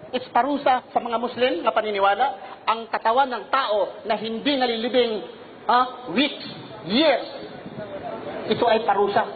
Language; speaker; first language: Filipino; native; Filipino